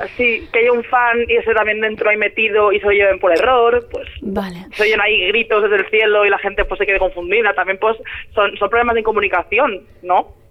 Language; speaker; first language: Spanish; native; Spanish